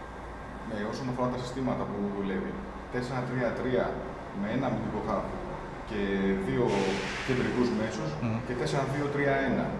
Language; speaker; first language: Greek; native; Greek